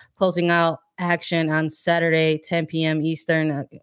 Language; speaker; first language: English; native; English